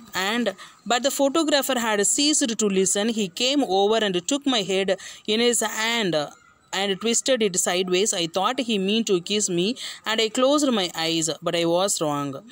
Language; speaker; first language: English; non-native, local second language; Tamil